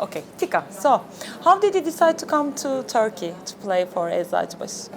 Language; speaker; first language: English; non-native, fluent; Turkish